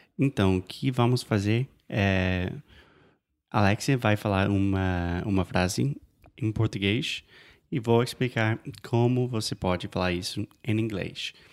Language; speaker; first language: Portuguese; non-native, fluent; English